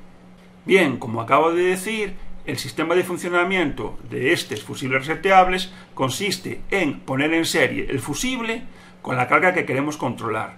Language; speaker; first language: Spanish; native; Spanish